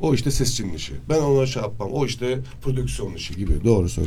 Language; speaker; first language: Turkish; native; Turkish